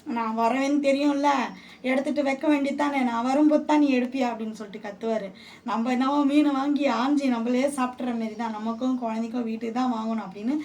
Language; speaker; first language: Tamil; native; Tamil